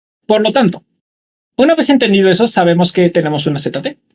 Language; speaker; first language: Spanish; native; Spanish